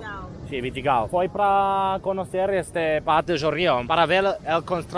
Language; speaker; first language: Portuguese; non-native, learner; Hebrew